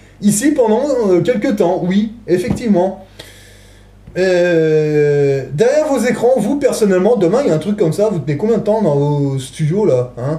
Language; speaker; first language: French; native; French